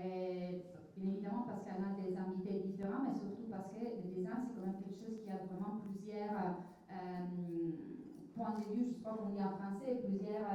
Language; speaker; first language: French; non-native, fluent; Italian